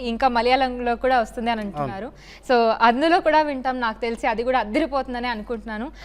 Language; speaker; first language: Telugu; native; Telugu